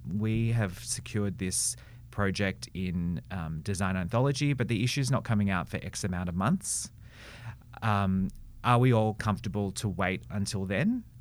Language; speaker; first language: English; native; English